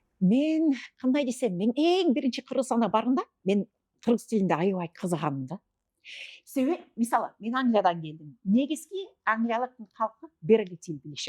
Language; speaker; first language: Kyrgyz; non-native, fluent; English